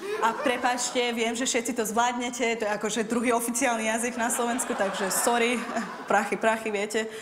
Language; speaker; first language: Slovak; non-native, fluent; Persian